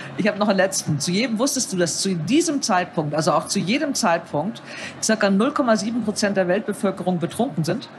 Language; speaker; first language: German; native; German